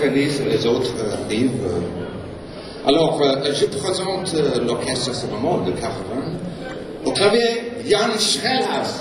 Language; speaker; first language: French; non-native, learner; English